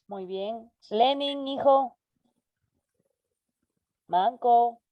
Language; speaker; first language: Spanish; native; Spanish